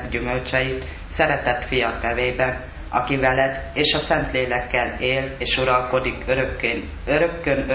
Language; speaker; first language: Hungarian; native; Hungarian